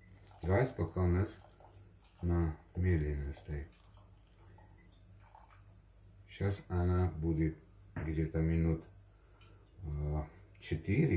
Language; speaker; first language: Russian; non-native, learner; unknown